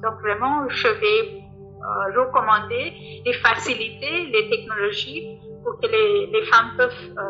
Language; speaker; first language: French; non-native, fluent; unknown